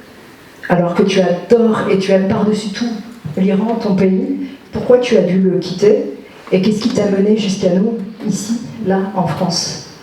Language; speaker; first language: French; native; French